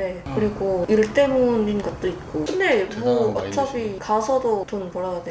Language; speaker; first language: Korean; non-native, fluent; Vietnamese